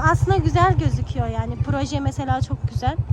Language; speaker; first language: Turkish; native; Turkish